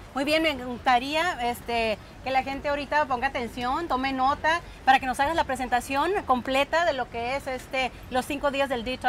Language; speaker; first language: Spanish; native; Spanish